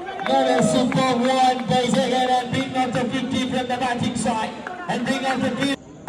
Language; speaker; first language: English; non-native, local second language; Malayalam